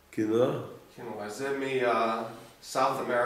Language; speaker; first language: Hebrew; non-native, learner; English